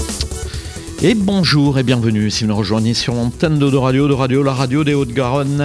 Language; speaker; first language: French; native; French